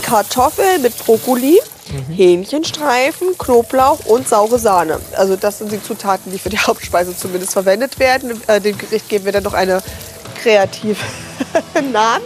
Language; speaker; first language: German; native; German